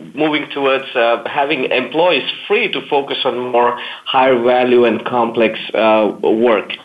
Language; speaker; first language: English; non-native, fluent; German